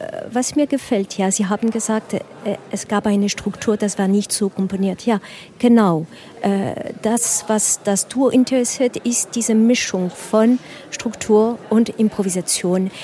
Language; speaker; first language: German; non-native, learner; French